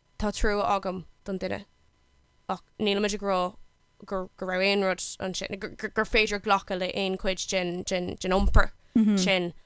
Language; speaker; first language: Irish; non-native, local second language; English